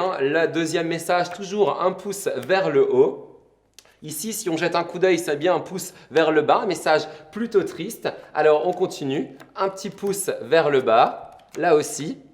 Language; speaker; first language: French; native; French